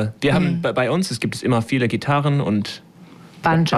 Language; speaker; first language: German; non-native, learner; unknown